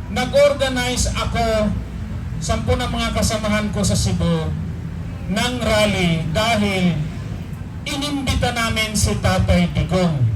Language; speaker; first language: Filipino; non-native, local second language; Cebuano